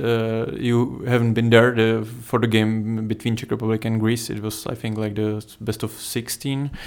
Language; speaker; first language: English; non-native, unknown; Czech